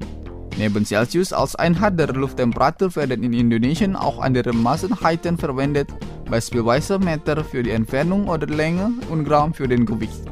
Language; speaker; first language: German; non-native, fluent; Indonesian